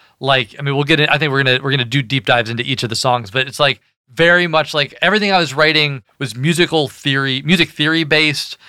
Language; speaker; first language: English; native; English